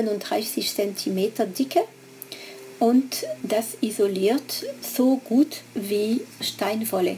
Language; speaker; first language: German; non-native, fluent; French